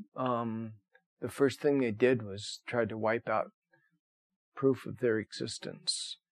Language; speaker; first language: English; native; English